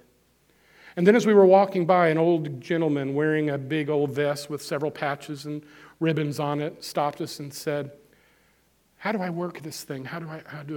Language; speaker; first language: English; native; English